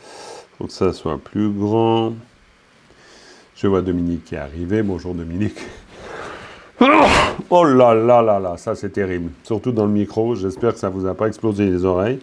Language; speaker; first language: French; native; French